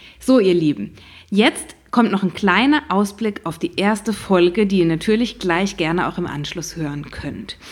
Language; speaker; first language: German; native; German